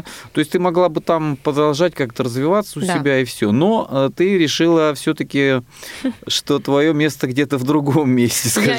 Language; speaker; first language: Russian; native; Russian